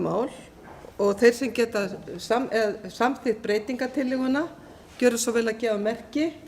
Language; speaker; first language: Icelandic; native; Icelandic